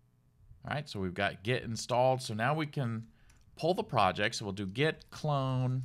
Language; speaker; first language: English; native; English